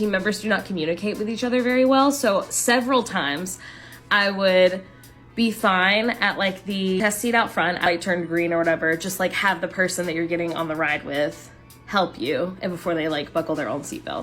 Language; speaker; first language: English; native; English